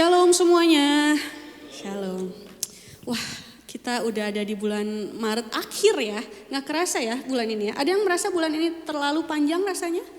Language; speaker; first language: Indonesian; native; Indonesian